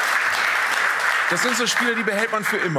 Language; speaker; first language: German; native; German